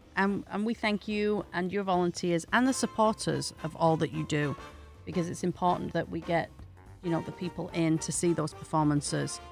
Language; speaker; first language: English; native; English